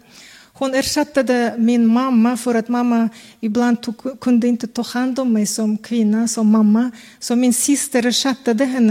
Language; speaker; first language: Swedish; non-native, fluent; Kazakh